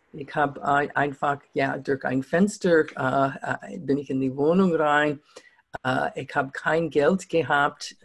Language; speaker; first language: German; non-native, fluent; English